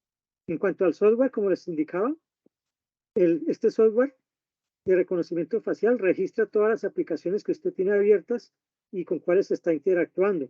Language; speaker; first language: Spanish; native; Spanish